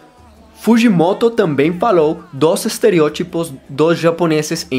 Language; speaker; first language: Portuguese; non-native, learner; Spanish